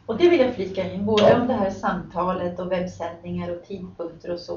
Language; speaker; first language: Swedish; native; Swedish